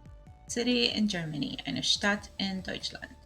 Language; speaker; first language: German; non-native, learner; English